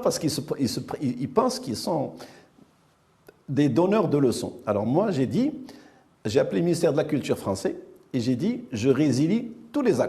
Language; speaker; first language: French; non-native, local second language; Arabic